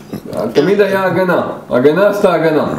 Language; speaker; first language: Hebrew; native; Hebrew